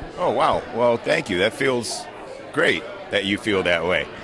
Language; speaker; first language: English; native; English